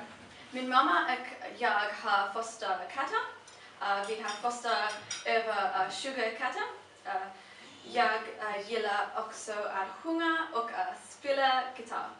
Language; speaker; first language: Swedish; non-native, learner; English